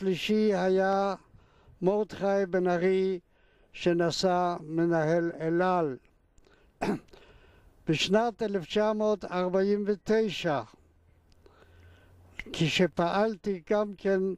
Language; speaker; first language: Hebrew; non-native, fluent; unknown